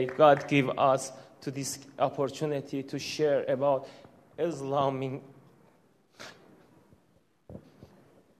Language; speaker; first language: English; non-native, learner; Persian